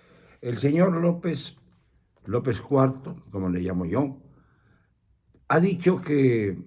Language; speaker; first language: Spanish; native; Spanish